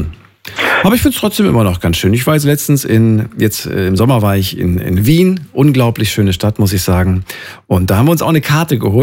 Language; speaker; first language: German; native; German